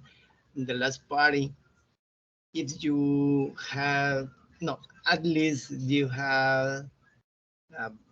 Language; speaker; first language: English; non-native, learner; Spanish